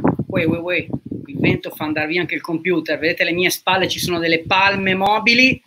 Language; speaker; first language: Italian; native; Italian